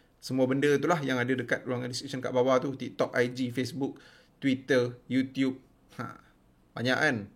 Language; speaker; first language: Malay; native; Malay